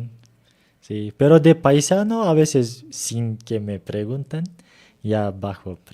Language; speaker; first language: Spanish; non-native, learner; Turkish